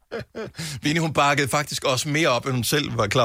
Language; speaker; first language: Danish; native; Danish